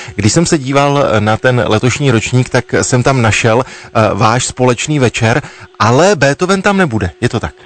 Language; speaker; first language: Czech; native; Czech